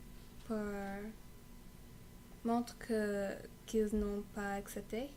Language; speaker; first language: French; non-native, learner; English